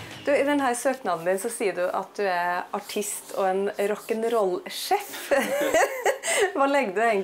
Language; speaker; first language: Norwegian; native; Norwegian